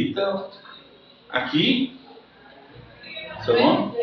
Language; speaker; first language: Portuguese; native; Portuguese